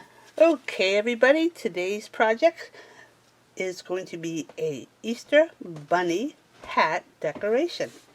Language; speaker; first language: English; native; English